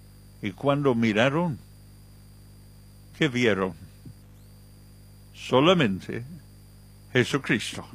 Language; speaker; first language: Spanish; non-native, fluent; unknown